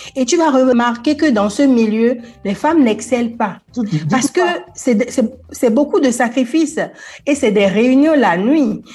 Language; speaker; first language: French; non-native, local second language; Fon